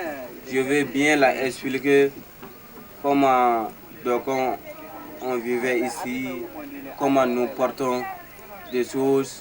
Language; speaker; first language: French; non-native, learner; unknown